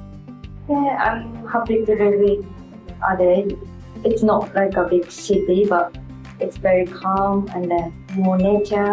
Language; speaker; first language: English; non-native, learner; Japanese